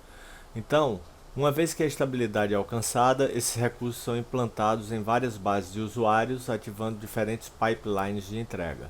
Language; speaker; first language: Portuguese; native; Portuguese